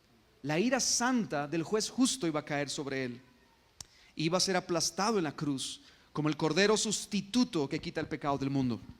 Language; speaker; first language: Spanish; native; Spanish